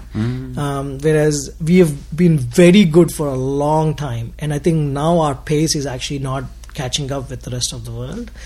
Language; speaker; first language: English; non-native, local second language; Telugu